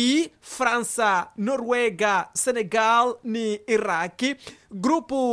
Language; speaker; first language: Portuguese; non-native, local second language; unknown